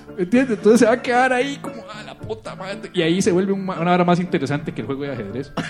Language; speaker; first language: Spanish; native; Spanish